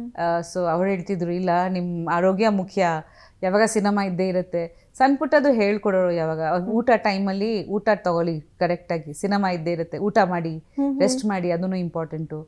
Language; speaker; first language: Kannada; non-native, fluent; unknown